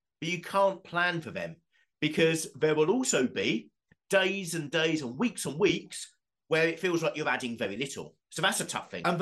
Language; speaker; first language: English; native; English